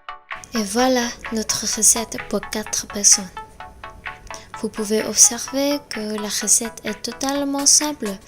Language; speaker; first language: French; non-native, learner; Vietnamese